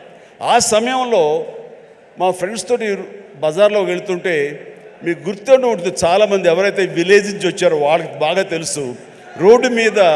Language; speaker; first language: Telugu; native; Telugu